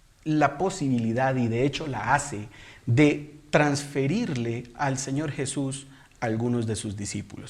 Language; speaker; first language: Spanish; native; Spanish